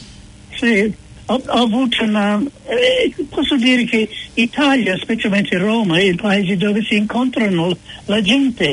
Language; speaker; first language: Italian; non-native, fluent; English